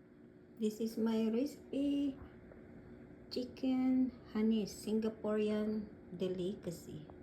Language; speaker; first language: English; non-native, local second language; Filipino